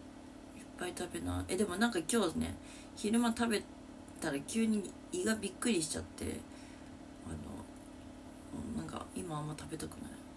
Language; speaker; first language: Japanese; native; Japanese